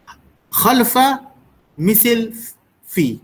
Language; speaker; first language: Arabic; non-native, fluent; Malay